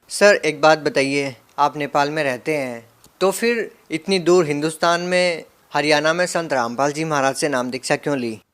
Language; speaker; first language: Hindi; native; Hindi